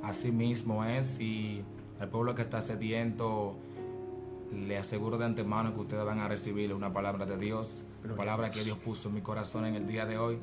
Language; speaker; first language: Spanish; native; Spanish